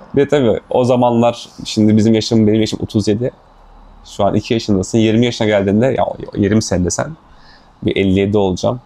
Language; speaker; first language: Turkish; native; Turkish